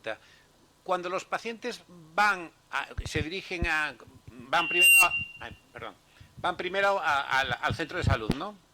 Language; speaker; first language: Spanish; native; Spanish